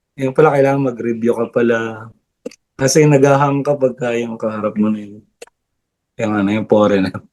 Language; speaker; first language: Filipino; non-native, local second language; Bikol